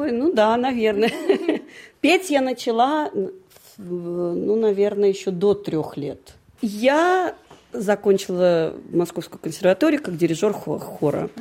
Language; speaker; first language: Russian; native; Russian